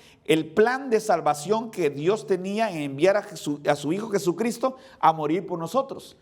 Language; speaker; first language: Spanish; native; Spanish